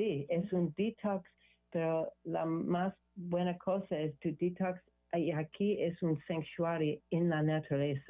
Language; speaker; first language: Spanish; non-native, learner; English